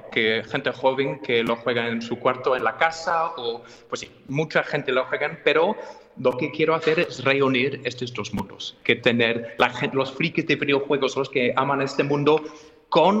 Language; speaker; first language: Spanish; non-native, fluent; English